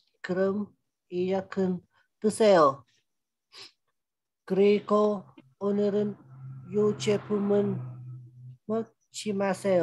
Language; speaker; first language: Korean; non-native, learner; Vietnamese